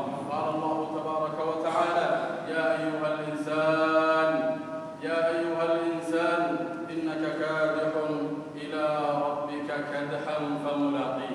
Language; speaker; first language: Arabic; non-native, local second language; Somali